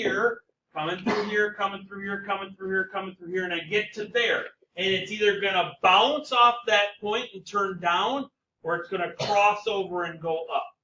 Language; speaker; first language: English; native; English